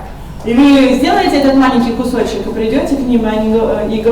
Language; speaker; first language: Russian; native; Russian